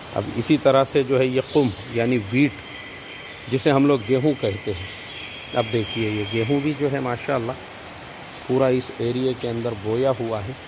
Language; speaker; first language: Hindi; native; Hindi